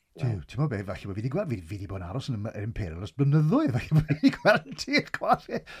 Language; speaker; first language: Welsh; native; Welsh